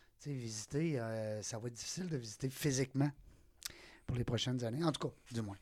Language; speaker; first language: French; native; French